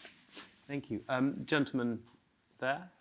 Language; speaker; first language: English; native; English